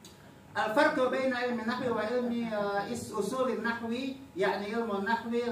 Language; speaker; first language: Arabic; non-native, fluent; Indonesian